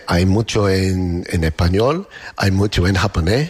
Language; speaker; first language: Spanish; non-native, learner; English